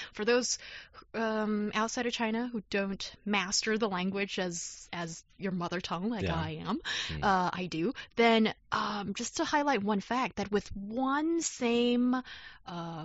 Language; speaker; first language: English; non-native, fluent; Chinese